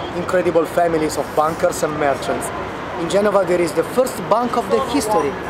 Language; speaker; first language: English; non-native, learner; Italian